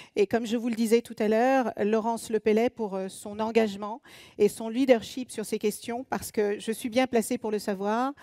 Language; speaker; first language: French; native; French